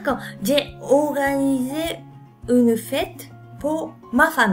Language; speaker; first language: French; non-native, learner; Japanese